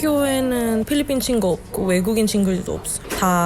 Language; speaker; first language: Korean; non-native, fluent; Filipino